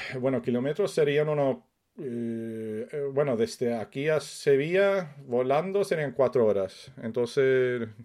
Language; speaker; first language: Spanish; early bilingual, other home language; Swedish